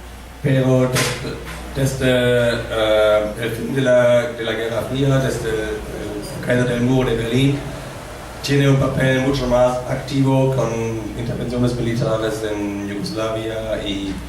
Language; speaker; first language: Spanish; non-native, fluent; German